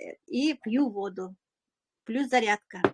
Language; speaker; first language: Russian; non-native, local second language; Yakut